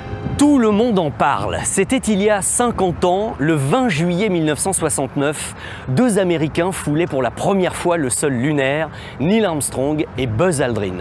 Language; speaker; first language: French; native; French